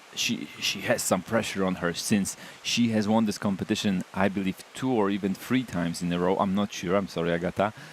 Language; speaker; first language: English; non-native, fluent; Polish